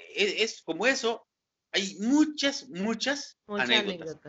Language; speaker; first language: Spanish; native; Spanish